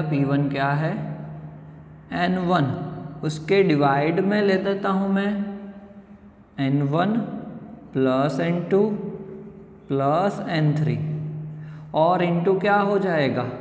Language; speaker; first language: Hindi; non-native, local second language; Gujarati